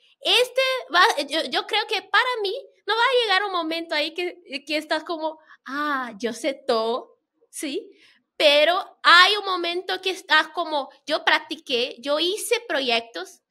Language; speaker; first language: Spanish; non-native, fluent; Portuguese